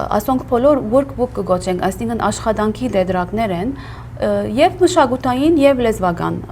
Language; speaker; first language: Armenian; early bilingual, heritage; Armenian